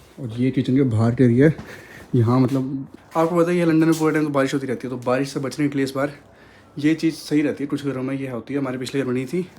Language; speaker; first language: Hindi; native; Hindi